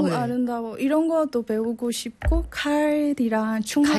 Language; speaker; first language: Korean; non-native, learner; Burmese